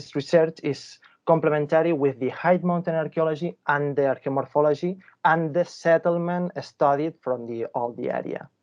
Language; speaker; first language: English; non-native, fluent; Catalan